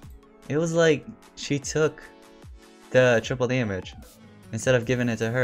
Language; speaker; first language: English; native; English